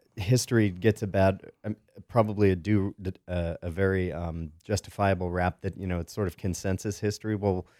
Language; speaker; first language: English; native; English